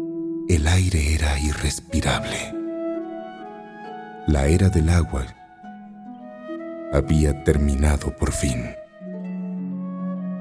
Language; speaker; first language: Spanish; native; Spanish